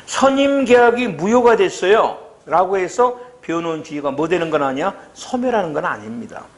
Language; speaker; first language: Korean; native; Korean